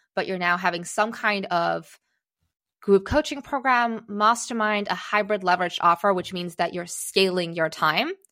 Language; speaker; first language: English; early bilingual, other home language; Czech